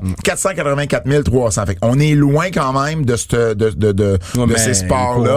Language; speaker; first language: French; native; French